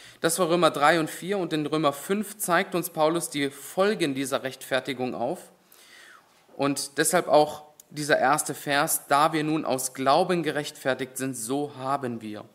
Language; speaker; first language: German; native; German